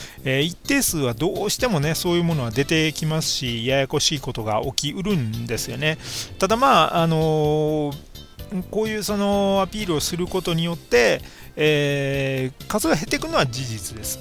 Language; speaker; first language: Japanese; native; Japanese